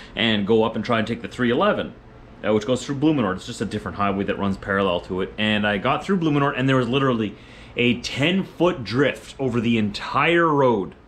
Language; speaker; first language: English; native; English